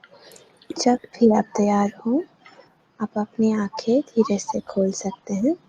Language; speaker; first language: Hindi; native; Hindi